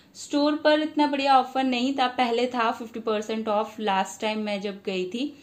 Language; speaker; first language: Hindi; non-native, local second language; Bangla